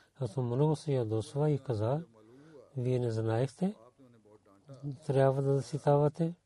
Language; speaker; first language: Bulgarian; non-native, learner; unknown